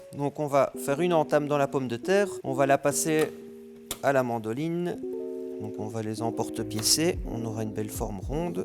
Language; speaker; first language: French; native; French